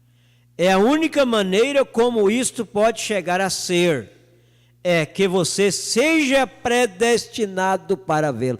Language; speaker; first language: Portuguese; native; Portuguese